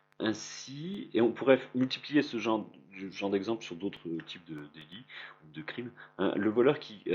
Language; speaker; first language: French; native; French